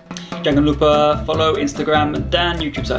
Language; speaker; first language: Indonesian; non-native, learner; English